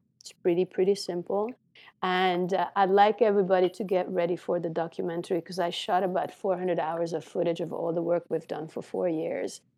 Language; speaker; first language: English; non-native, fluent; Romanian